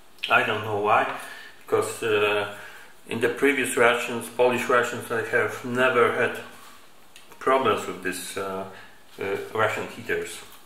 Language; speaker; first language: English; non-native, fluent; Polish